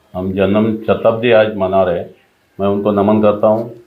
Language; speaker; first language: Hindi; non-native, local second language; Marathi